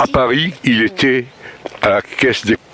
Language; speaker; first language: French; native; French